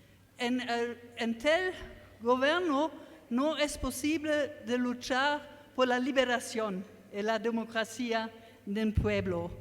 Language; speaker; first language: Spanish; non-native, learner; German